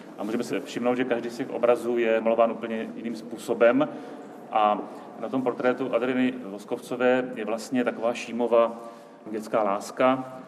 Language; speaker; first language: Czech; native; Czech